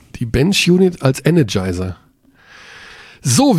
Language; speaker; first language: German; native; German